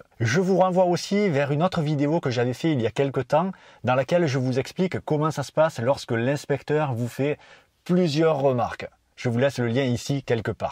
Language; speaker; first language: French; native; French